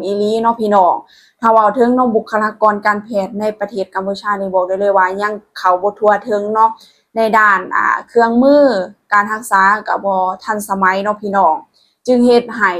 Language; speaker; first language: Thai; non-native, local second language; Lao